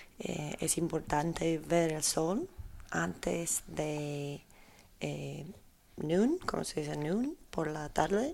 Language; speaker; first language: Spanish; non-native, learner; Polish